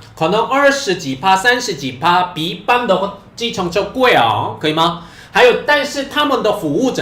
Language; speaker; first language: Chinese; non-native, fluent; Korean